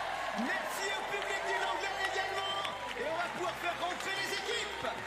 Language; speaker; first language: French; native; French